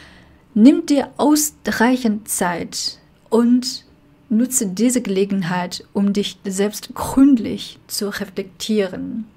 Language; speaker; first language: German; non-native, fluent; Chinese